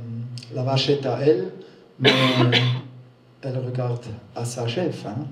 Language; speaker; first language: French; non-native, learner; German